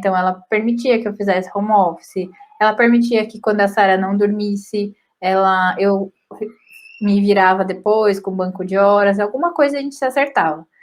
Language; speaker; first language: Portuguese; native; Portuguese